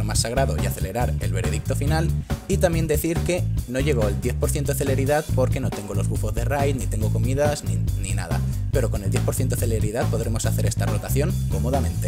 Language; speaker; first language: Spanish; native; Spanish